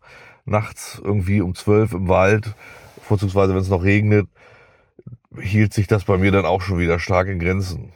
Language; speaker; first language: German; native; German